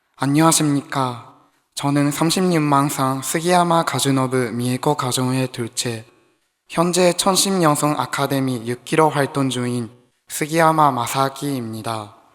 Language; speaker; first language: Korean; non-native, fluent; Japanese